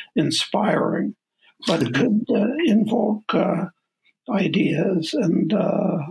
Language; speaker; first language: English; native; English